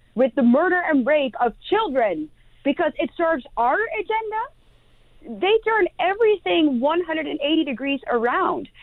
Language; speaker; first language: English; non-native, fluent; Dutch